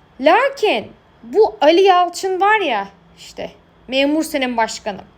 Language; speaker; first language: Turkish; native; Turkish